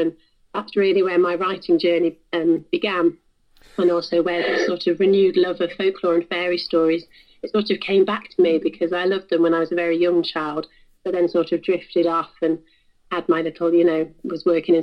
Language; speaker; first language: English; native; English